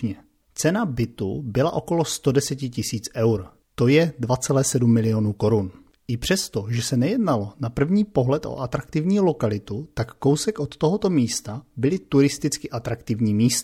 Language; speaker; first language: Czech; native; Czech